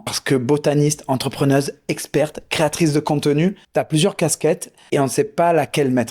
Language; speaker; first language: French; native; French